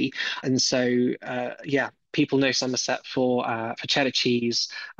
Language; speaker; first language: English; native; English